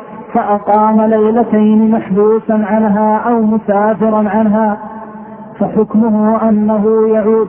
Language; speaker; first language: Arabic; native; Arabic